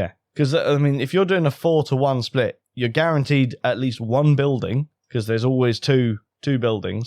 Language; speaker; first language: English; native; English